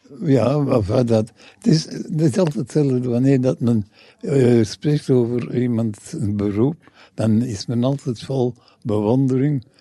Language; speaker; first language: Dutch; non-native, fluent; English